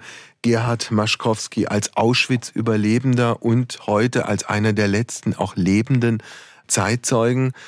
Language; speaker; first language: German; native; German